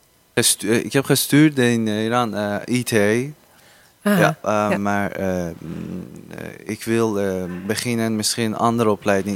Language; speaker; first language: Dutch; non-native, learner; Persian